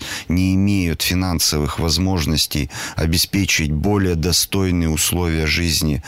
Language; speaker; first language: Russian; native; Russian